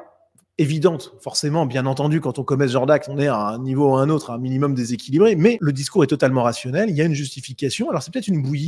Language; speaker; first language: French; native; French